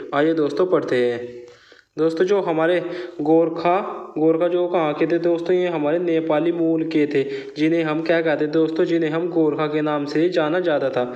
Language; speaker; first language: Hindi; native; Hindi